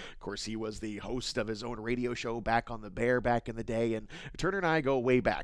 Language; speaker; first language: English; native; English